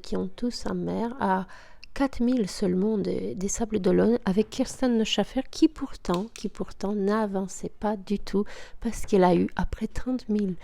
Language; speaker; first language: French; native; French